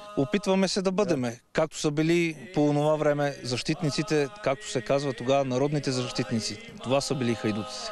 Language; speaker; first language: Bulgarian; native; Bulgarian